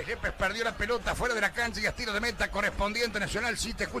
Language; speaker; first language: Spanish; native; Spanish